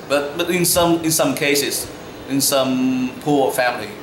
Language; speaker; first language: English; non-native, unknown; Vietnamese